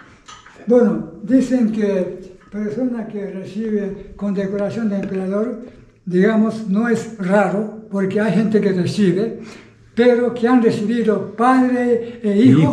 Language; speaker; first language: Spanish; non-native, fluent; Japanese